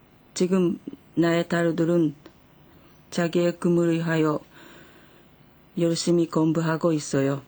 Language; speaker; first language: Korean; non-native, fluent; Japanese